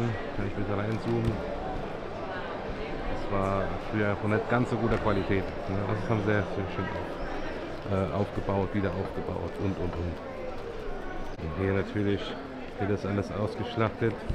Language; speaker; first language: German; native; German